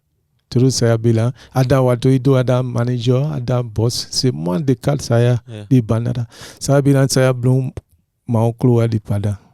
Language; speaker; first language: Indonesian; non-native, fluent; English